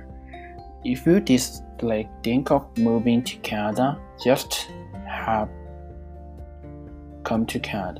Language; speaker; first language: English; non-native, learner; Korean